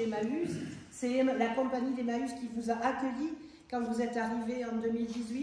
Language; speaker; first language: French; native; French